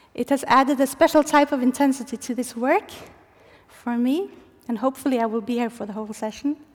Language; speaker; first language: English; non-native, fluent; Norwegian